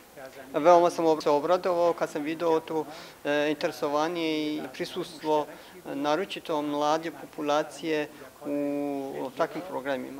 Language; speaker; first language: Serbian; non-native, fluent; Persian